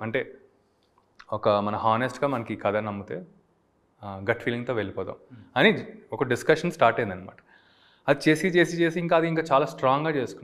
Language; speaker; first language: Telugu; native; Telugu